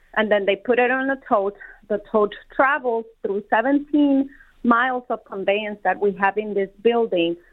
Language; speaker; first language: English; non-native, fluent; Spanish